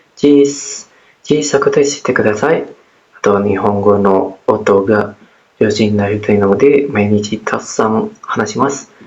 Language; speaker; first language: Japanese; non-native, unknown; Indonesian